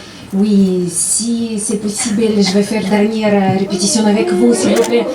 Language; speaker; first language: French; non-native, learner; Russian